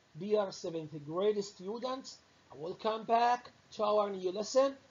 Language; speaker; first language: English; non-native, fluent; Arabic